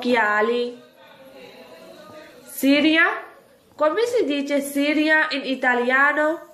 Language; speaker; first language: Italian; non-native, fluent; Urdu